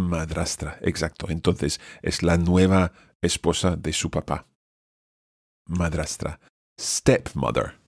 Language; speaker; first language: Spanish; non-native, fluent; English